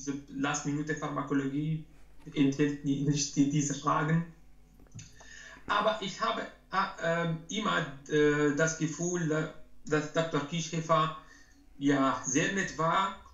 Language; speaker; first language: German; non-native, learner; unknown